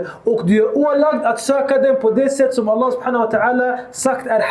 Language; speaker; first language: Swedish; early bilingual, other home language; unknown